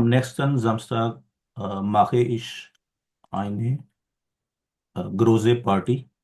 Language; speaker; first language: German; non-native, learner; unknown